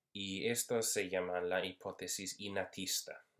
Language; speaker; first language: Spanish; non-native, fluent; English